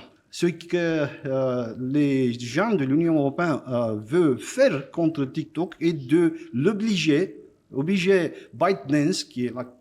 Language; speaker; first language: French; non-native, fluent; Romanian